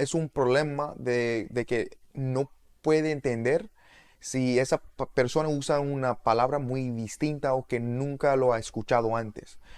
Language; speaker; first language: Spanish; non-native, learner; English